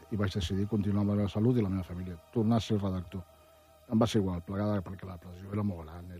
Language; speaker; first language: Catalan; native; Catalan